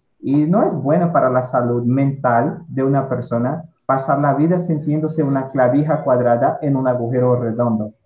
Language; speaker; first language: Spanish; non-native, fluent; Portuguese